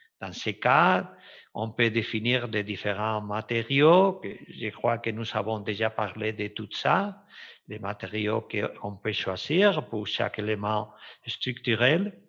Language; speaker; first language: French; non-native, fluent; Spanish